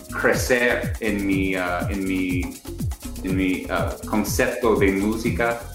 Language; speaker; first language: Spanish; non-native, learner; English